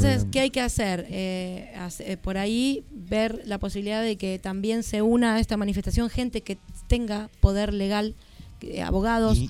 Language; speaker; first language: Spanish; native; Spanish